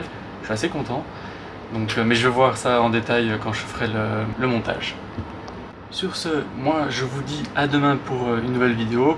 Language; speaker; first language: French; native; French